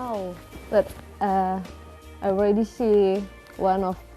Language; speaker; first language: English; non-native, learner; Indonesian